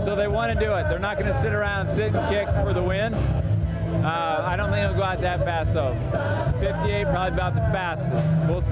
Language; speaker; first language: English; native; English